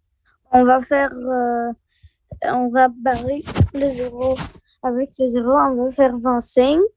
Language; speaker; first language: French; non-native, learner; Arabic